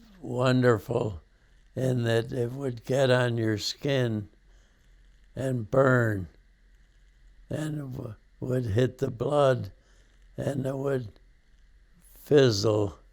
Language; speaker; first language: English; native; English